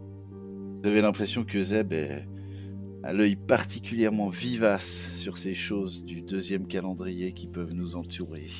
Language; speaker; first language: French; native; French